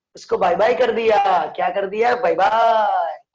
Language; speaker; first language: Hindi; non-native, local second language; Gujarati